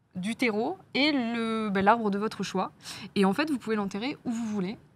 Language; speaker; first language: French; native; French